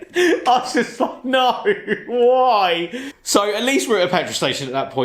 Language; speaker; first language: English; native; English